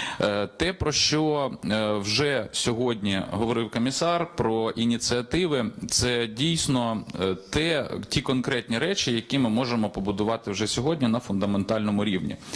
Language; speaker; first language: Ukrainian; native; Ukrainian